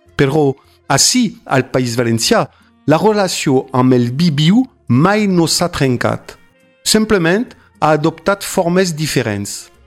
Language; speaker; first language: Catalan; non-native, fluent; French